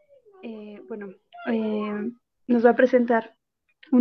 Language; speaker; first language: Spanish; native; Spanish